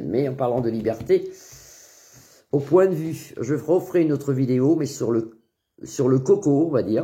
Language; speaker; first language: French; native; French